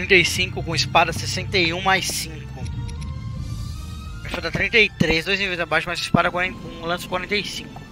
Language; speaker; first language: Portuguese; native; Portuguese